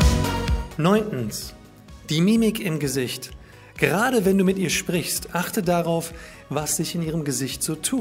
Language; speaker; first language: German; native; German